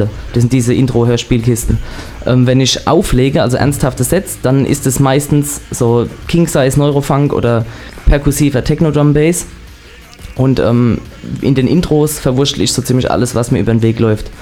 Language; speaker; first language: German; native; German